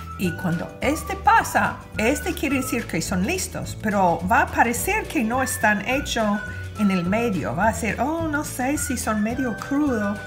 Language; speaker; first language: Spanish; non-native, fluent; English